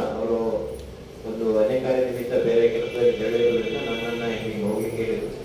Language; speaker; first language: Kannada; non-native, local second language; Tulu